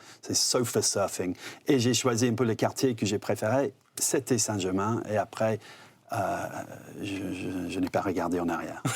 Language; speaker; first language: French; non-native, fluent; English